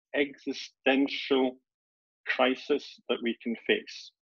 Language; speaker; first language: English; native; English